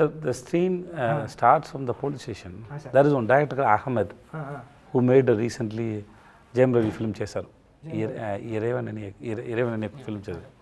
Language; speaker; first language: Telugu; non-native, local second language; Tamil